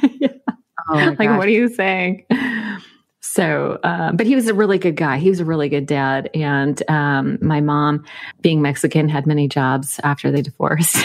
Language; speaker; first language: English; native; English